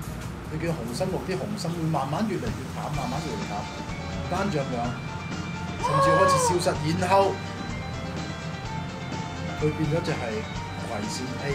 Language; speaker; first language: Cantonese; native; Cantonese